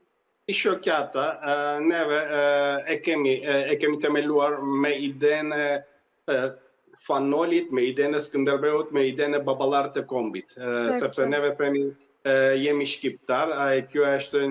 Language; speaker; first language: Albanian; early bilingual, heritage; Albanian